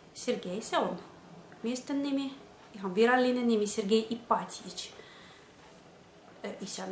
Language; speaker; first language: Finnish; non-native, fluent; Russian